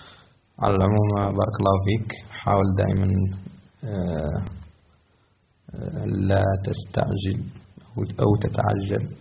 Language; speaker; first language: Arabic; native; Arabic